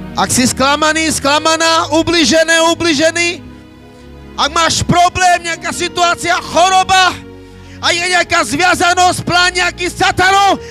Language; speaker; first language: Slovak; non-native, local second language; Romany